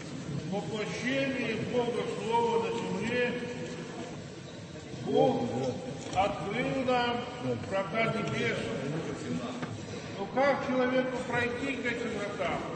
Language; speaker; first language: Russian; native; Russian